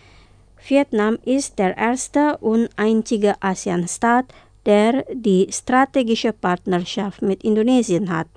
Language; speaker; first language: German; non-native, fluent; Indonesian